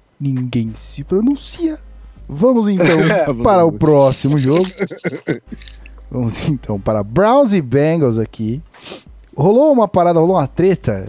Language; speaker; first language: Portuguese; native; Portuguese